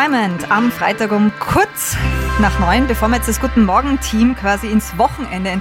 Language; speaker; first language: German; native; German